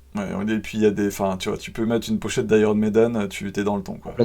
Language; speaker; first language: French; native; French